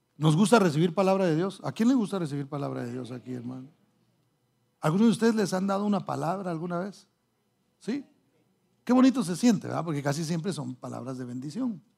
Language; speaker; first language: Spanish; early bilingual, heritage; Spanish